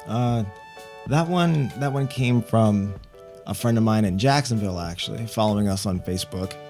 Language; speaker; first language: English; native; English